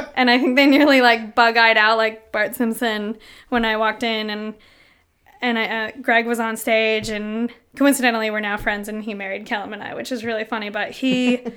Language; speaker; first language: English; native; English